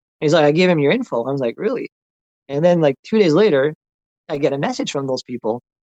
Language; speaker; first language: English; non-native, local second language; French